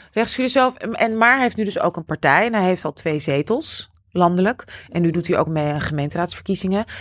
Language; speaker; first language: Dutch; native; Dutch